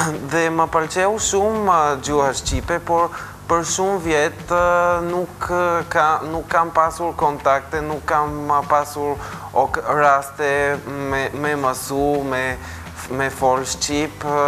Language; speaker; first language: Albanian; non-native, fluent; Bulgarian